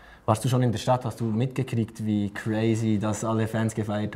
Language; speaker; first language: German; native; German